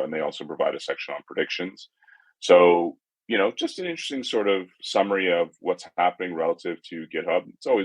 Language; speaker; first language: English; native; English